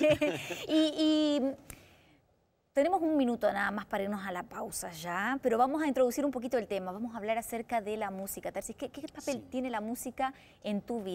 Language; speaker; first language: Spanish; native; Spanish